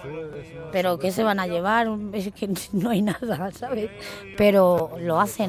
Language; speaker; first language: Spanish; native; Spanish